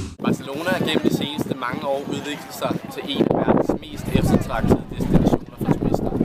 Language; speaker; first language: Danish; native; Danish